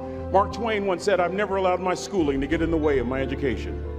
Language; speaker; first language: English; native; English